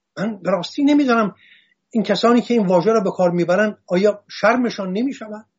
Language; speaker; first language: Persian; non-native, local second language; Assyrian Neo-Aramaic